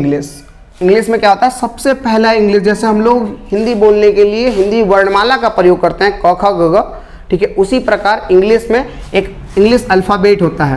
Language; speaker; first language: Hindi; native; Hindi